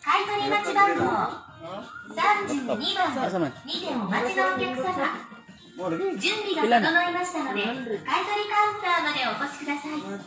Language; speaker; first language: Japanese; native; Japanese